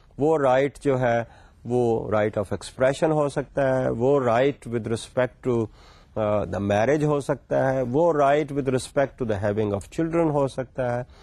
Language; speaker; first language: English; non-native, local second language; Urdu